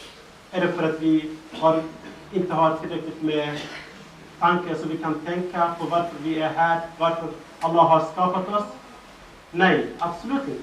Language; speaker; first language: Swedish; non-native, fluent; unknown